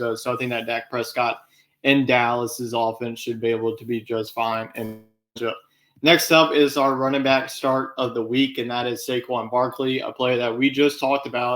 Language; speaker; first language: English; native; English